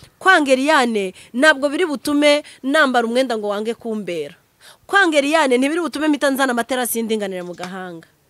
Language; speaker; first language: Kinyarwanda; early bilingual, heritage; Kinyarwanda